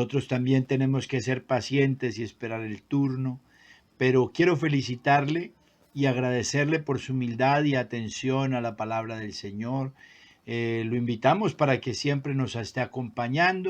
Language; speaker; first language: Spanish; native; Spanish